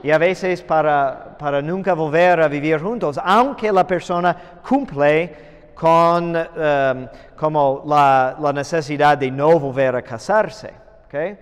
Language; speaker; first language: Spanish; non-native, fluent; English